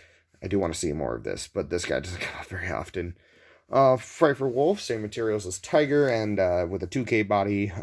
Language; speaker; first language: English; native; English